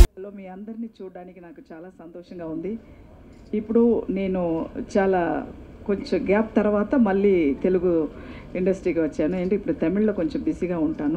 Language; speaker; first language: Telugu; non-native, fluent; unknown